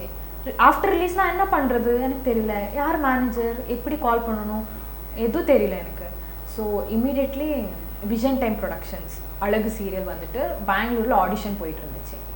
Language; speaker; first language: Tamil; non-native, learner; Kannada